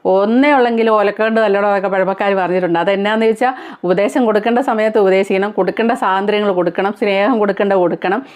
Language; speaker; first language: Malayalam; native; Malayalam